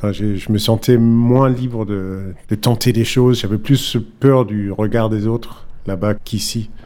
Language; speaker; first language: French; non-native, fluent; Danish